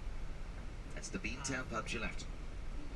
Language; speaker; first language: English; native; English